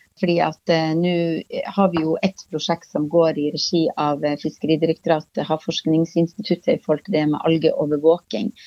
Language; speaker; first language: Norwegian; native; Norwegian